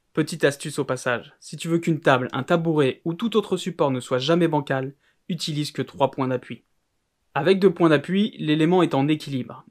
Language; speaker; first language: French; native; French